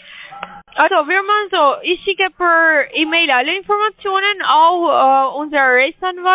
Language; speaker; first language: German; non-native, learner; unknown